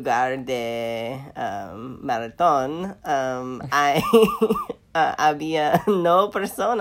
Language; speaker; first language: Spanish; non-native, learner; English